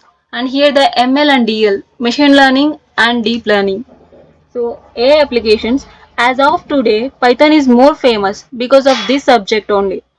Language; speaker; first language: English; non-native, local second language; Telugu